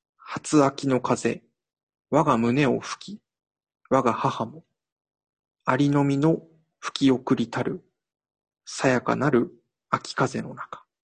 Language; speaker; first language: Japanese; native; Japanese